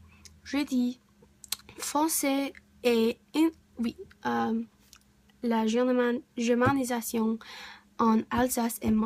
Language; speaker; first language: French; non-native, learner; English